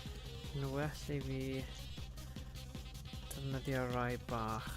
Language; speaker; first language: Welsh; non-native, local second language; English